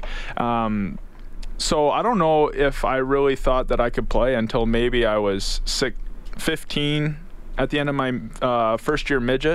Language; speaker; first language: English; native; English